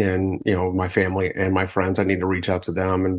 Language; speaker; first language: English; native; English